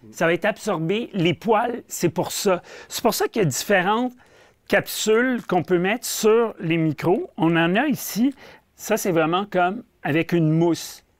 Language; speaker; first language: French; native; French